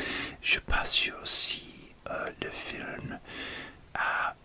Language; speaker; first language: French; non-native, learner; English